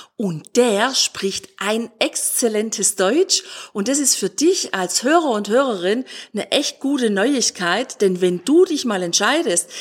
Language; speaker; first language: German; native; German